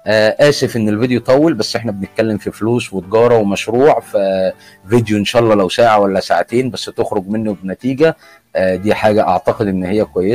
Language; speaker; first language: Arabic; native; Arabic